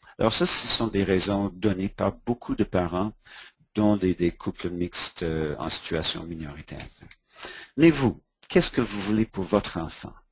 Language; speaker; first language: French; non-native, local second language; English